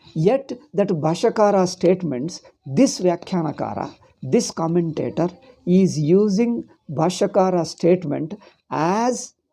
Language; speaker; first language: English; non-native, local second language; Kannada